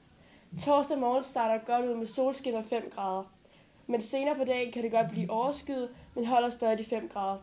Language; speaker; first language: Danish; native; Danish